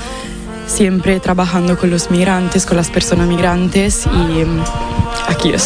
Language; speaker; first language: Spanish; non-native, fluent; Italian